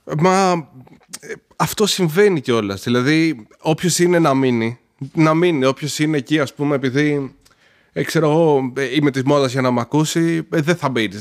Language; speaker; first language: Greek; early bilingual, heritage; Greek